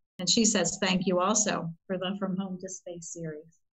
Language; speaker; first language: English; native; English